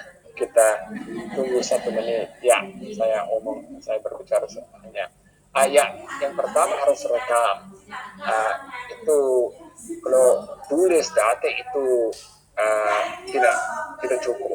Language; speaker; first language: Indonesian; non-native, fluent; English